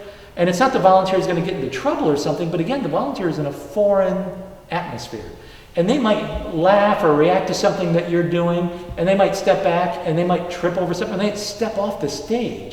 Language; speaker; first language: English; native; English